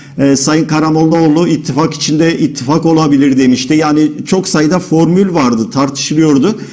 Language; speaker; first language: Turkish; native; Turkish